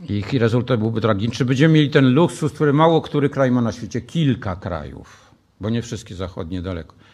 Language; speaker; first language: Polish; native; Polish